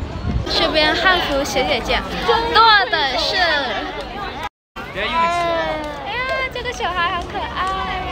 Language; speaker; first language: Chinese; non-native, fluent; Vietnamese